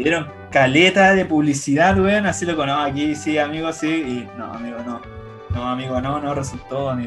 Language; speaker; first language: Spanish; native; Spanish